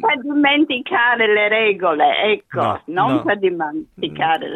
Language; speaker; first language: Italian; early bilingual, other home language; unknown